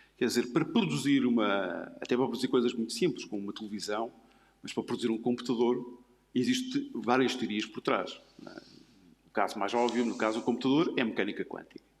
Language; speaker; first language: Portuguese; native; Portuguese